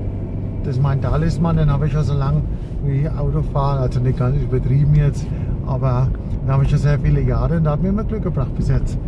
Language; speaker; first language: German; native; German